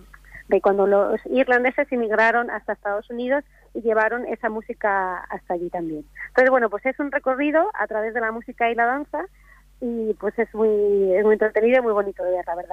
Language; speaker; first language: Spanish; native; Spanish